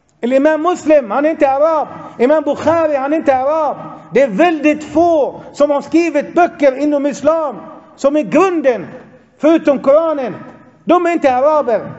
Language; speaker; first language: Swedish; non-native, fluent; Arabic